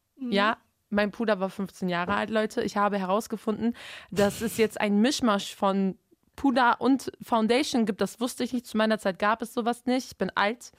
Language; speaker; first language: German; early bilingual, other home language; Turkish